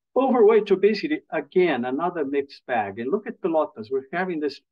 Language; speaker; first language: English; non-native, fluent; Portuguese